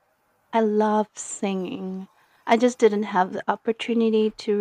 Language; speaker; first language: English; non-native, local second language; Iloko